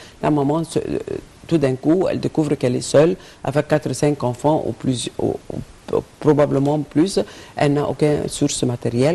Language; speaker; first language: French; non-native, fluent; Arabic